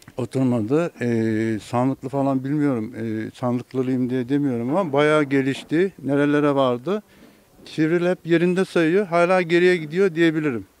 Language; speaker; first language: Turkish; native; Turkish